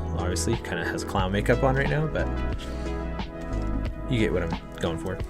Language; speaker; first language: English; native; English